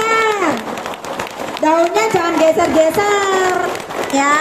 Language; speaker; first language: Indonesian; native; Indonesian